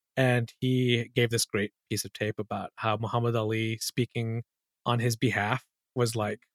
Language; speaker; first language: English; early bilingual, other home language; Urdu